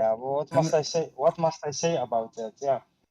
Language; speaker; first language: English; non-native, fluent; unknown